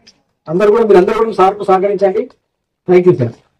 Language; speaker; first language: Telugu; native; Telugu